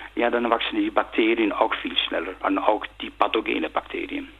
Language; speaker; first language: German; non-native, fluent; Dutch